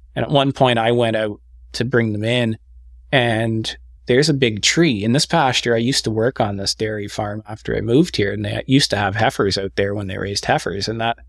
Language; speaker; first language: English; native; English